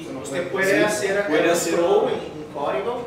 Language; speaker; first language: Spanish; non-native, learner; Portuguese